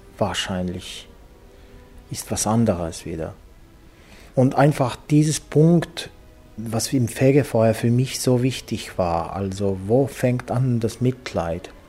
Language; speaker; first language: German; non-native, fluent; Estonian